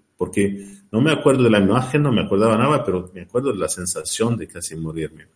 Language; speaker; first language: Spanish; non-native, fluent; Arabic